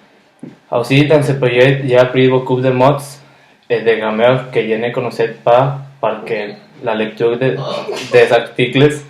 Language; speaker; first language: French; non-native, learner; Spanish